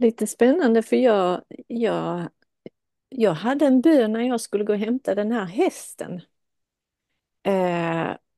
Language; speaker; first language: Swedish; non-native, fluent; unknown